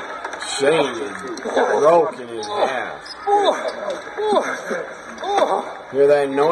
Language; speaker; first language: English; native; English